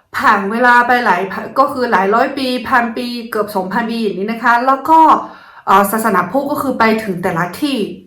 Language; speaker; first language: Thai; non-native, fluent; Chinese